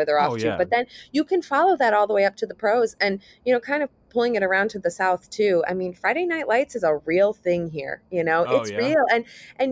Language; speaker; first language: English; native; English